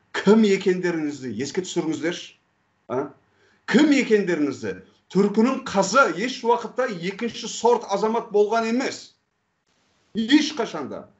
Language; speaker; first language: Kazakh; non-native, fluent; Turkish